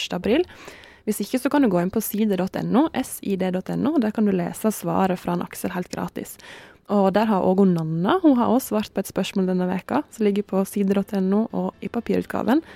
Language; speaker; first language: Norwegian; native; Norwegian